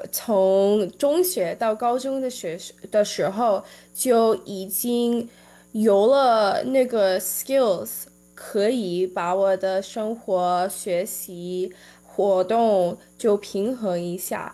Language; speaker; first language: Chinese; early bilingual, heritage; Chinese